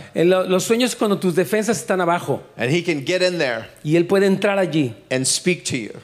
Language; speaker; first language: English; native; English